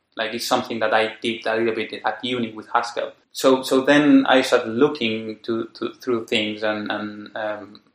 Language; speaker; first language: English; non-native, fluent; Spanish